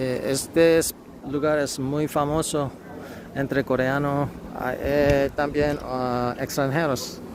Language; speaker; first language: Spanish; non-native, learner; Korean